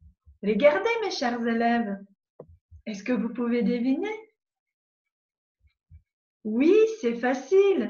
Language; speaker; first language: French; non-native, fluent; Macedonian